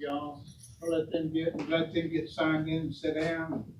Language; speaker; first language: English; native; English